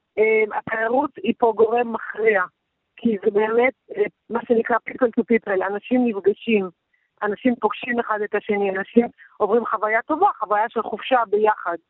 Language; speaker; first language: Hebrew; native; Hebrew